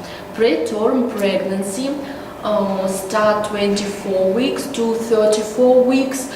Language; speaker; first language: English; non-native, learner; Russian